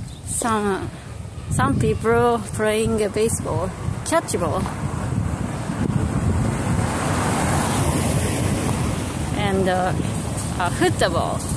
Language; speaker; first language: English; non-native, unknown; Japanese